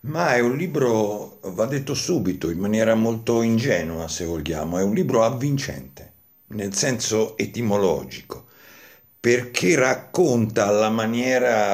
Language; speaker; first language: Italian; native; Italian